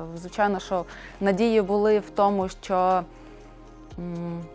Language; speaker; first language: Ukrainian; non-native, local second language; Russian